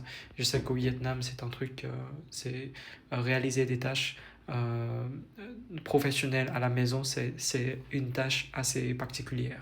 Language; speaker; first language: French; non-native, fluent; Vietnamese